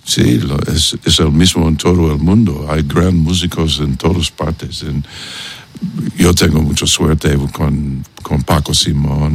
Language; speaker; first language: Spanish; non-native, learner; English